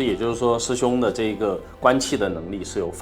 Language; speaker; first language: Chinese; native; Chinese